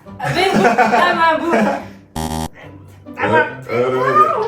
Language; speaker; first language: Turkish; non-native, learner; Russian